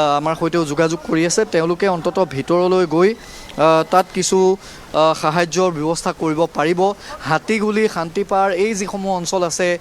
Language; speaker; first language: Assamese; native; Assamese